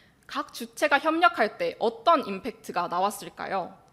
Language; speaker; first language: Korean; native; Korean